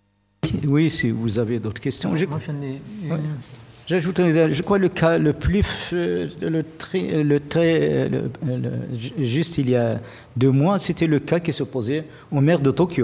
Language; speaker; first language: French; non-native, fluent; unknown